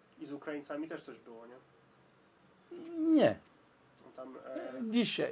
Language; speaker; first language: Polish; early bilingual, heritage; Portuguese